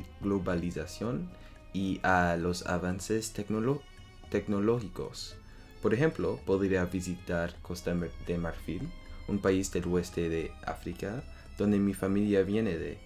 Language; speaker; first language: Spanish; non-native, learner; French